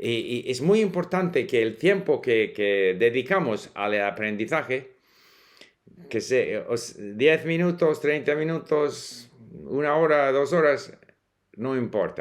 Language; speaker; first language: Spanish; non-native, fluent; English